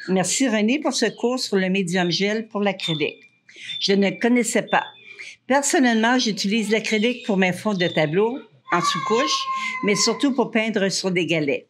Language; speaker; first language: French; native; French